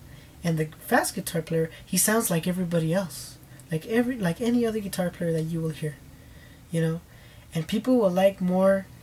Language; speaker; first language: English; early bilingual, other home language; Spanish